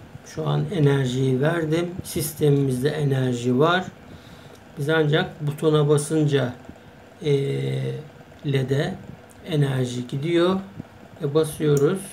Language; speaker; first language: Turkish; native; Turkish